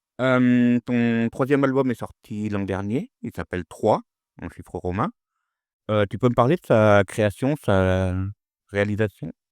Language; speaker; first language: French; native; French